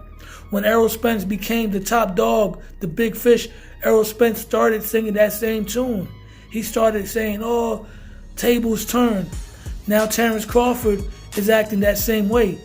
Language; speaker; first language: English; native; English